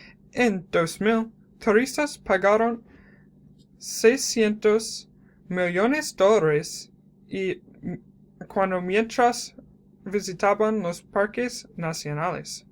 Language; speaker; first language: Spanish; non-native, learner; English